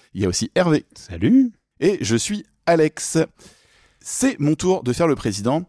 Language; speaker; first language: French; native; French